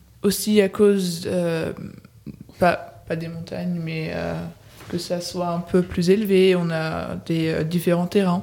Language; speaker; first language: French; native; French